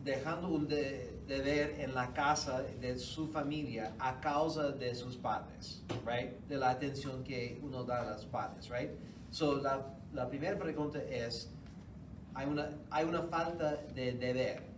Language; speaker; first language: Spanish; non-native, fluent; English